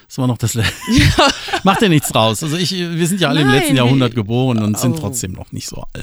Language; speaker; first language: German; native; German